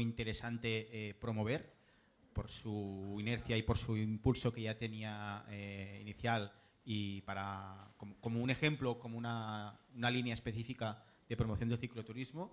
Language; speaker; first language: Spanish; native; Spanish